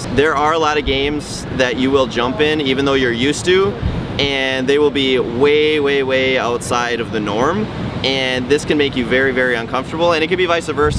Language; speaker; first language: English; native; English